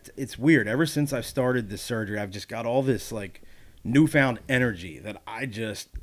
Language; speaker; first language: English; native; English